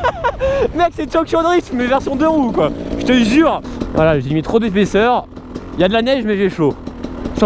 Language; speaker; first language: French; native; French